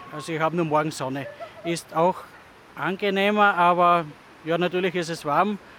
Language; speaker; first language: German; native; German